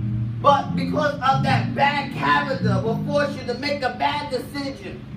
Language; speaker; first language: English; native; English